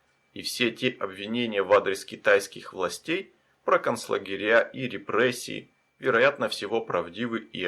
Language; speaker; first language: Russian; native; Russian